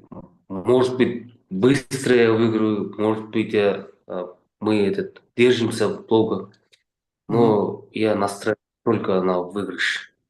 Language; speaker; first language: Russian; non-native, local second language; Kazakh